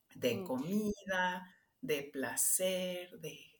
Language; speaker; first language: Spanish; non-native, local second language; English